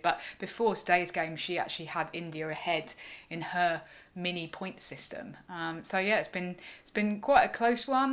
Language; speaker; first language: English; native; English